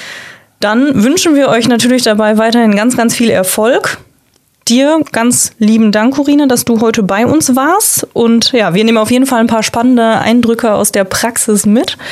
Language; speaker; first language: German; native; German